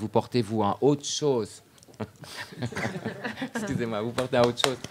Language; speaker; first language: French; native; French